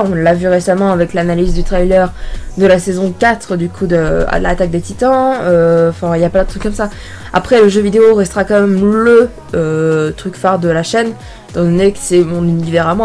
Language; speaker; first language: French; native; French